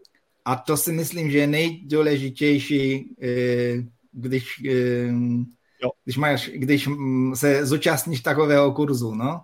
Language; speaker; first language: Czech; non-native, fluent; Polish